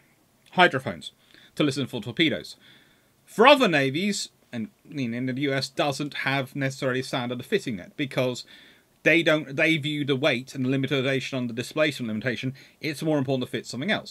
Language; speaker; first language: English; native; English